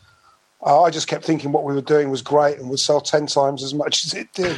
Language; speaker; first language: English; native; English